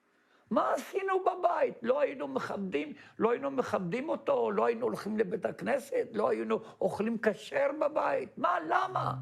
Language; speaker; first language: Hebrew; non-native, fluent; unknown